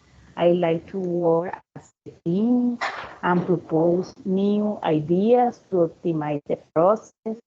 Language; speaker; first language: English; non-native, learner; Spanish